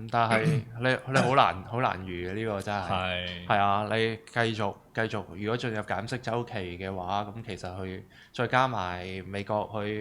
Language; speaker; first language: Cantonese; native; Cantonese